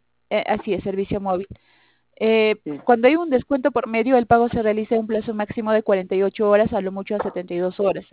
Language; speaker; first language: Spanish; native; Spanish